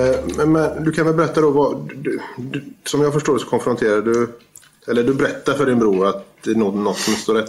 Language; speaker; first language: Swedish; native; Swedish